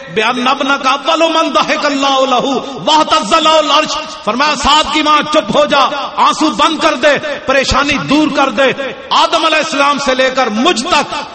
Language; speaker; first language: Urdu; non-native, local second language; Punjabi